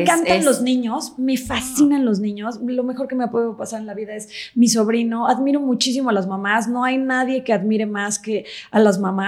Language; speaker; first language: Spanish; native; Spanish